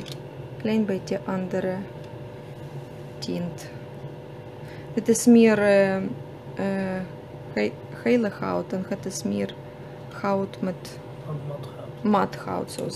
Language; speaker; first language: Dutch; non-native, fluent; Russian